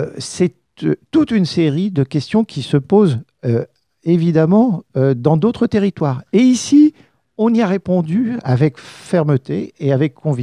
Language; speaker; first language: French; native; French